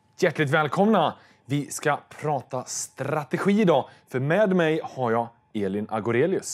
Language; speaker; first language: Swedish; native; Swedish